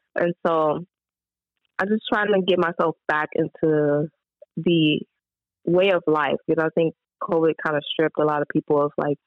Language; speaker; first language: English; native; English